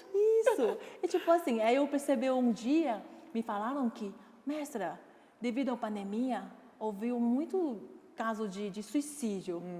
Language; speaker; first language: Portuguese; non-native, fluent; Chinese